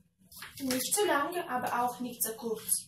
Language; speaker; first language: German; non-native, learner; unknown